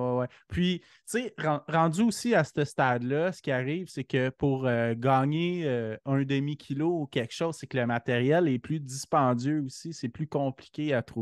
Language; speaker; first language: French; native; French